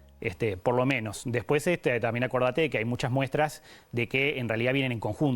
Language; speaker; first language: Spanish; native; Spanish